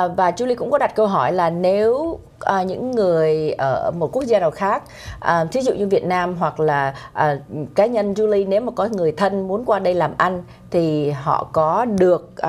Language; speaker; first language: Vietnamese; native; Vietnamese